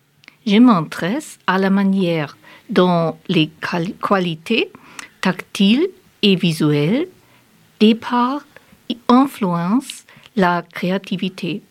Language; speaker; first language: French; non-native, learner; German